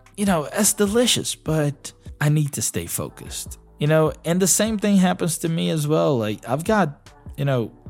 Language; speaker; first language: English; non-native, fluent; Portuguese